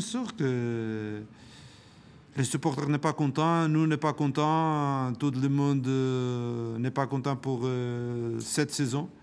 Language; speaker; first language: French; non-native, learner; Portuguese